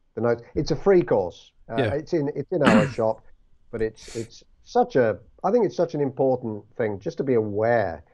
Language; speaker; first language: English; native; English